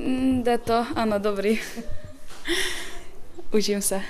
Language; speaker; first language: Czech; non-native, learner; Ukrainian